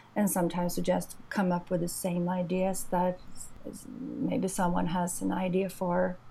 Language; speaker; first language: English; non-native, fluent; Swedish